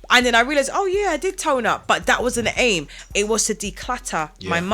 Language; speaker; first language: English; native; English